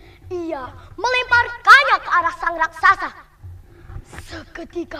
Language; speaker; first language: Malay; non-native, local second language; Javanese